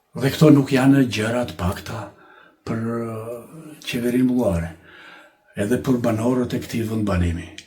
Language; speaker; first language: Albanian; non-native, local second language; Bulgarian